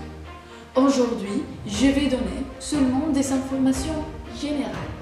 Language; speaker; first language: French; non-native, fluent; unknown